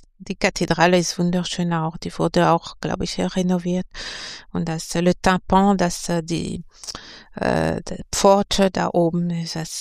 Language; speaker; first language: German; non-native, fluent; French